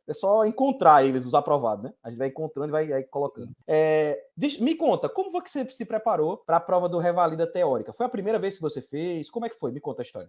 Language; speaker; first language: Portuguese; native; Portuguese